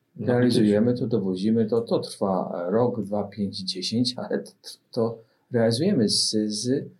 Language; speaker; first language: Polish; native; Polish